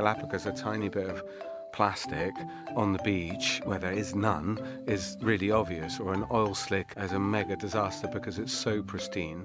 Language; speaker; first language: English; native; English